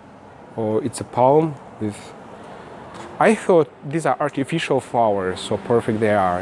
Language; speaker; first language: English; non-native, fluent; Russian